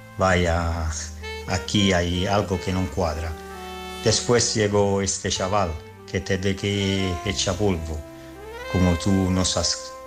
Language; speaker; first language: Spanish; non-native, fluent; Italian